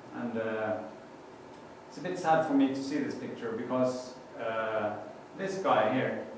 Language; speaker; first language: English; non-native, fluent; Norwegian